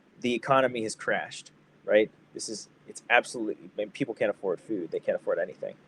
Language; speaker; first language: English; native; English